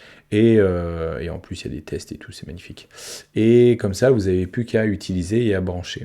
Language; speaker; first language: French; native; French